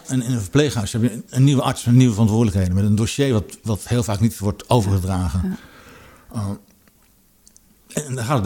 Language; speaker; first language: Dutch; native; Dutch